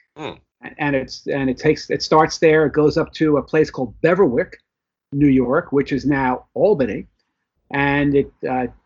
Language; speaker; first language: English; native; English